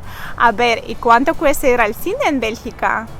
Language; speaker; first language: Spanish; non-native, fluent; Russian